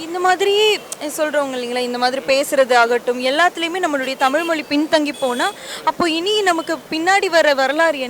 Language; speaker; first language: Tamil; native; Tamil